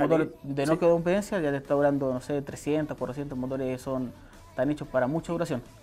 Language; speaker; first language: Spanish; native; Spanish